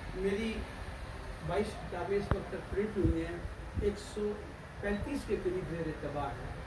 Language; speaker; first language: Urdu; non-native, local second language; Punjabi